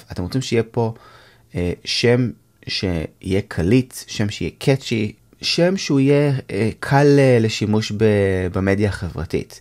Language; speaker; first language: Hebrew; native; Hebrew